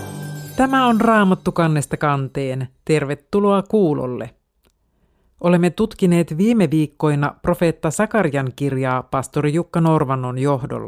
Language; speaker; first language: Finnish; native; Finnish